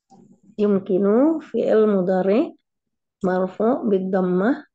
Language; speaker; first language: Arabic; non-native, learner; Indonesian